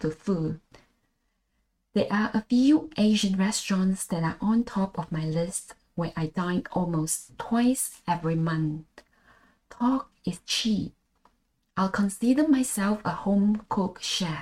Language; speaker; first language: English; non-native, local second language; Malay